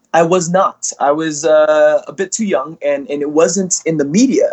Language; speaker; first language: English; early bilingual, other home language; Indonesian